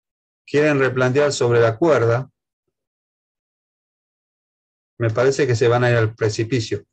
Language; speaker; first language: Spanish; native; Spanish